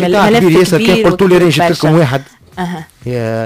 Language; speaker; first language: Arabic; native; Arabic